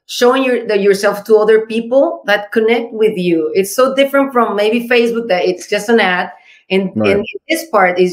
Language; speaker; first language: English; non-native, fluent; Spanish